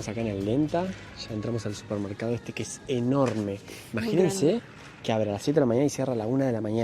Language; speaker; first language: Spanish; native; Spanish